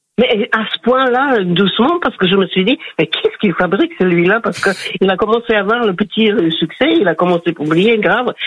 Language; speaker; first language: French; non-native, fluent; Slovak